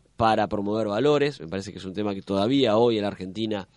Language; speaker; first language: Spanish; native; Spanish